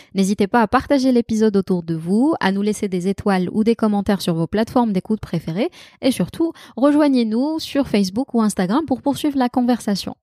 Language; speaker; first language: French; non-native, local second language; Arabic